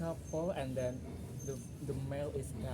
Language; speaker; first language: English; non-native, learner; Indonesian